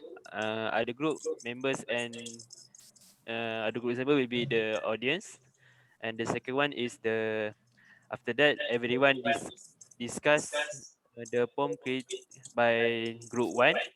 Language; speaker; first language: English; non-native, local second language; Malay